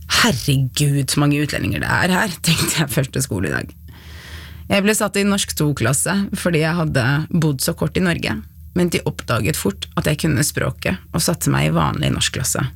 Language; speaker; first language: Norwegian; early bilingual, other home language; Arabic